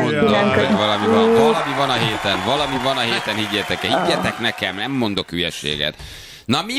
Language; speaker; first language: Hungarian; native; Hungarian